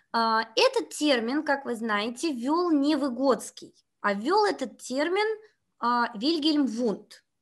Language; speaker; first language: Russian; native; Russian